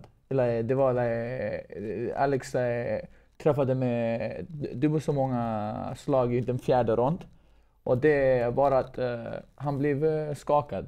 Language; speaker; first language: Swedish; non-native, fluent; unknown